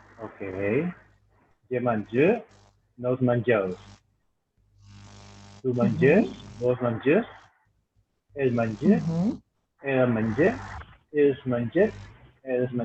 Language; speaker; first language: French; non-native, learner; Spanish